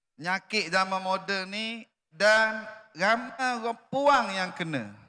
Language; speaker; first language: Malay; native; Malay